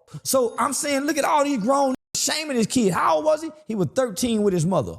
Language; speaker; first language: English; native; English